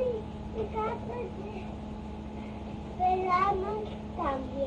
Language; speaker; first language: Spanish; early bilingual, heritage; Spanish